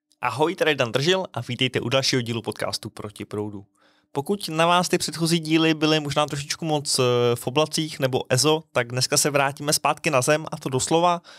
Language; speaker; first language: Czech; native; Czech